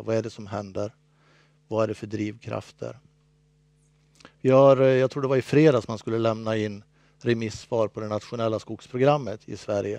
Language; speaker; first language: Swedish; native; Swedish